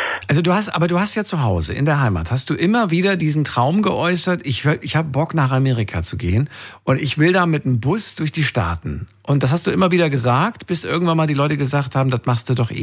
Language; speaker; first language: German; native; German